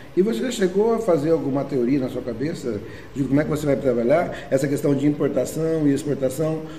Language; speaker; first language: Portuguese; native; Portuguese